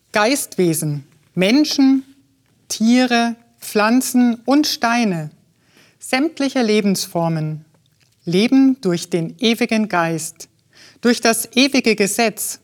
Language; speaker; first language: German; native; German